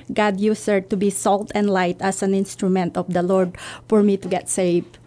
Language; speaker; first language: English; non-native, local second language; Filipino